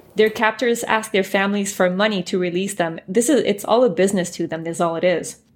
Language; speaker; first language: English; early bilingual, other home language; French